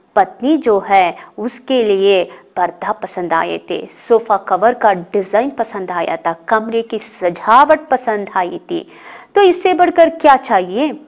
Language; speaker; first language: Hindi; non-native, local second language; Kannada